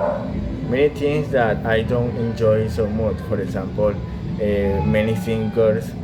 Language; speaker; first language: English; non-native, learner; Spanish